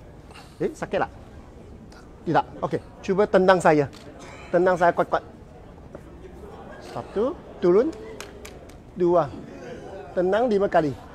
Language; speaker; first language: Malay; non-native, local second language; Chinese